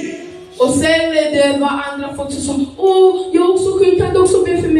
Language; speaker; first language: Swedish; early bilingual, other home language; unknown